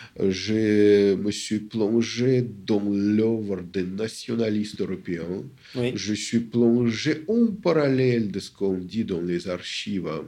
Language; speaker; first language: French; non-native, fluent; Russian